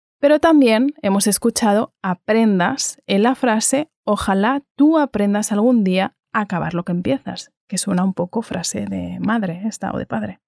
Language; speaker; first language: Spanish; native; Spanish